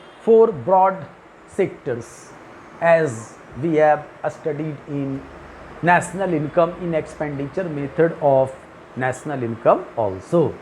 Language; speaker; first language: English; non-native, local second language; Hindi